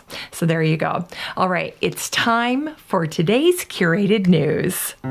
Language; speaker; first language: English; native; English